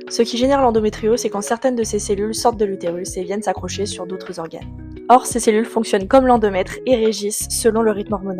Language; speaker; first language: French; native; French